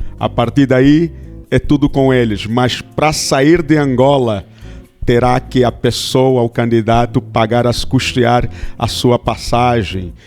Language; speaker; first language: Portuguese; native; Portuguese